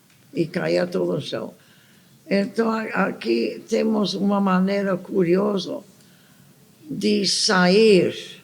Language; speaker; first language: Portuguese; non-native, fluent; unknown